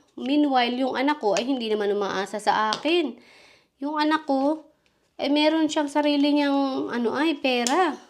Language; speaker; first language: Filipino; native; Filipino